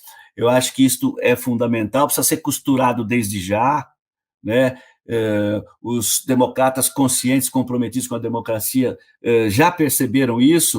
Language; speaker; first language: Portuguese; native; Portuguese